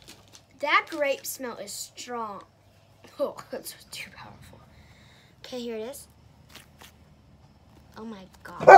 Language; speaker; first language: English; native; English